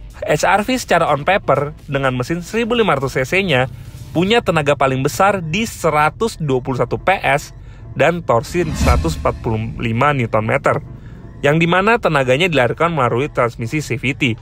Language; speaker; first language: Indonesian; native; Indonesian